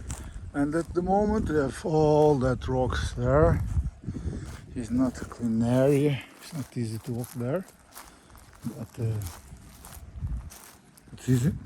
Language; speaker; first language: English; non-native, learner; Portuguese